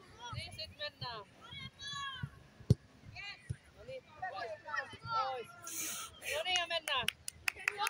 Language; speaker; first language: Finnish; native; Finnish